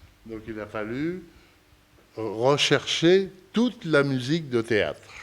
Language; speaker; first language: French; early bilingual, other home language; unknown